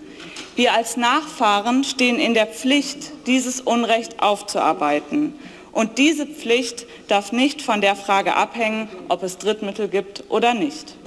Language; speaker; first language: German; native; German